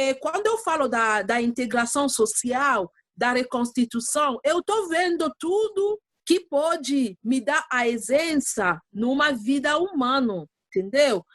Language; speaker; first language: Portuguese; non-native, learner; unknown